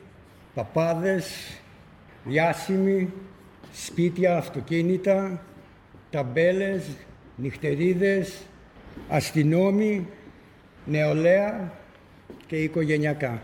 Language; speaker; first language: Greek; early bilingual, other home language; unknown